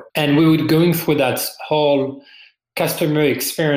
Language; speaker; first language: English; non-native, fluent; French